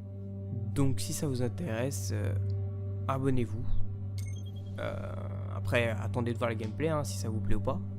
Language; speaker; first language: French; native; French